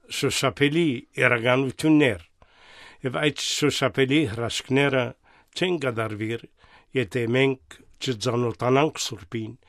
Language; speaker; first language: Armenian; native; Armenian